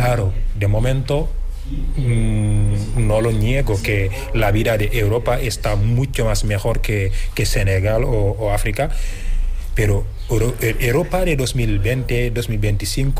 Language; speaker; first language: Spanish; non-native, fluent; Wolof